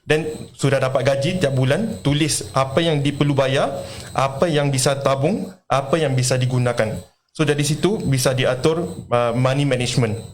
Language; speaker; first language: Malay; non-native, local second language; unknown